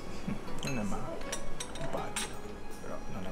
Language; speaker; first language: Italian; non-native, learner; Japanese